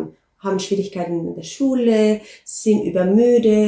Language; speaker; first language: German; non-native, fluent; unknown